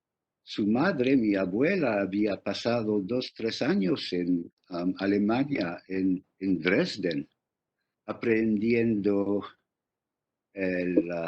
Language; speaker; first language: Spanish; non-native, fluent; English